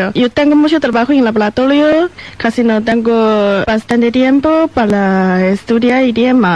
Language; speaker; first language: Spanish; non-native, learner; Chinese